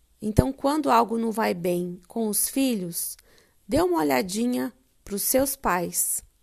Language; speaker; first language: Portuguese; native; Portuguese